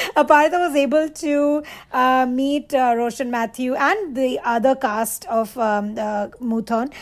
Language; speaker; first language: English; non-native, local second language; Bangla